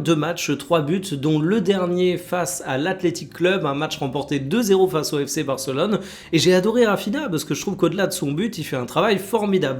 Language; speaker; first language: French; native; French